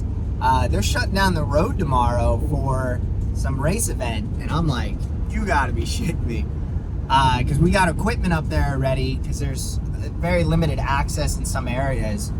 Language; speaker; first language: English; native; English